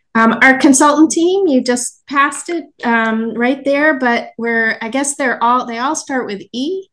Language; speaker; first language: English; native; English